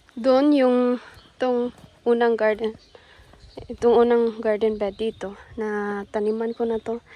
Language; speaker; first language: Filipino; non-native, local second language; Cebuano